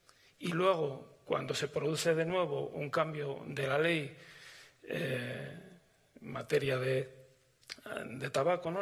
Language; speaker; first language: Spanish; native; Spanish